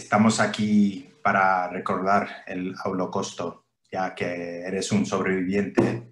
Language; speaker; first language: Spanish; early bilingual, heritage; English